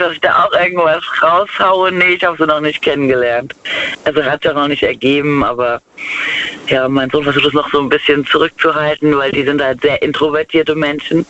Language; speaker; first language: German; native; German